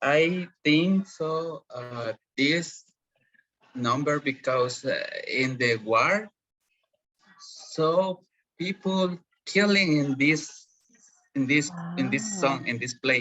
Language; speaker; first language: English; non-native, learner; Spanish